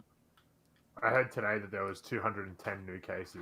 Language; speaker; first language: English; native; English